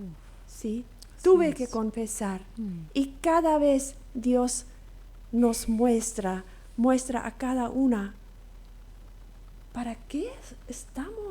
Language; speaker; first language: Spanish; non-native, local second language; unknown